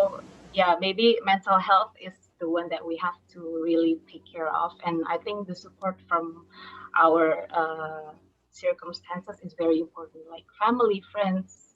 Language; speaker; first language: English; non-native, fluent; Indonesian